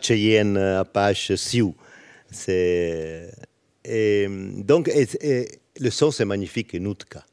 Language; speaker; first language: French; non-native, learner; Italian